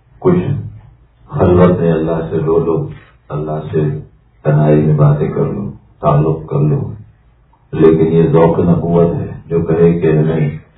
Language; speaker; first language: Urdu; native; Urdu